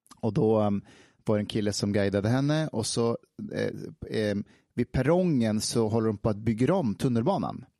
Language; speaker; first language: Swedish; early bilingual, other home language; Persian